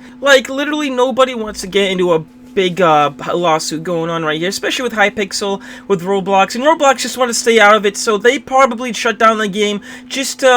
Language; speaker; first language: English; native; English